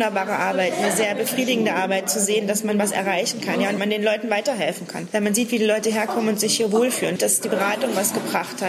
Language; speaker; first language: German; native; German